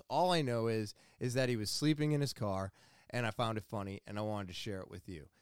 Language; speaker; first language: English; native; English